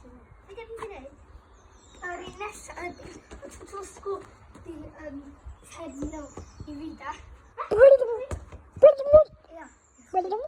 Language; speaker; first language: Welsh; native; Welsh